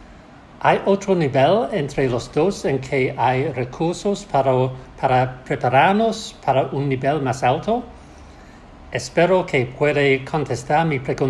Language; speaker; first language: Spanish; non-native, learner; English